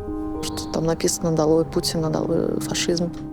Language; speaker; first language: Russian; native; Russian